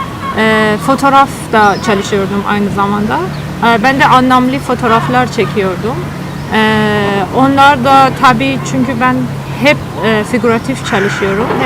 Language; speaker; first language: Turkish; non-native, learner; Persian